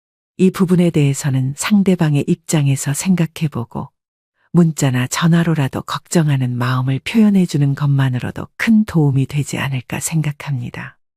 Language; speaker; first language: Korean; native; Korean